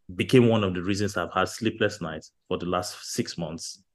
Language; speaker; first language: English; non-native, local second language; Yoruba